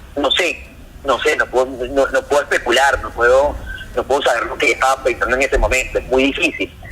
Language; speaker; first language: Spanish; native; Spanish